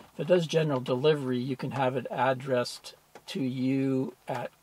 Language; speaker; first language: English; native; English